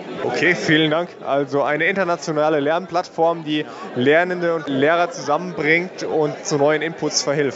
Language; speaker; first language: German; native; German